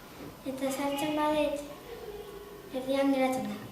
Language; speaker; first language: Basque; non-native, learner; Spanish